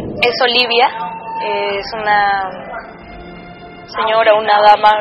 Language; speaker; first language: Spanish; native; Spanish